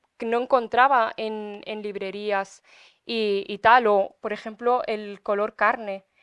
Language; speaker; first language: Spanish; early bilingual, other home language; Arabic